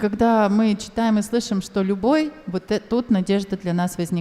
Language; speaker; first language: Russian; native; Russian